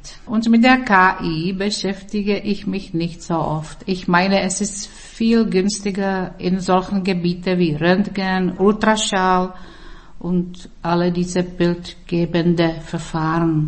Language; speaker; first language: German; non-native, fluent; Czech